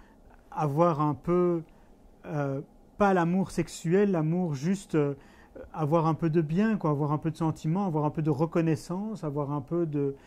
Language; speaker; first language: French; native; French